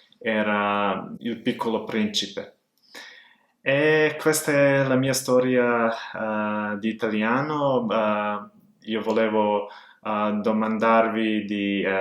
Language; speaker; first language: Italian; non-native, fluent; Serbian